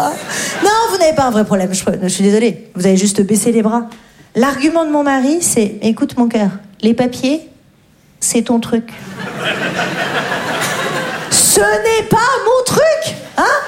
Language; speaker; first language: French; native; French